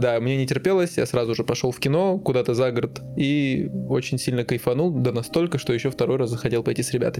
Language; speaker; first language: Russian; native; Russian